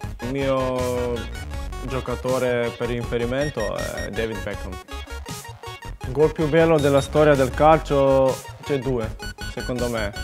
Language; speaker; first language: Italian; non-native, learner; Macedonian